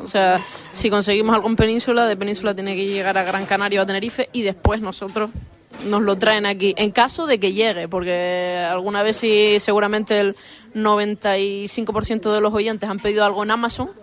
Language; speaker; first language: Spanish; native; Spanish